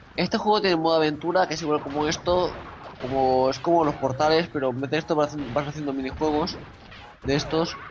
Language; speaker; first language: Spanish; native; Spanish